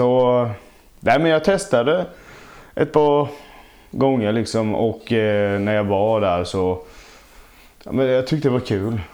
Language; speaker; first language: Swedish; early bilingual, other home language; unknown